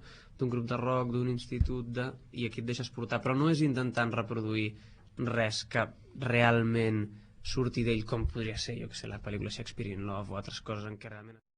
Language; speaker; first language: Catalan; native; Catalan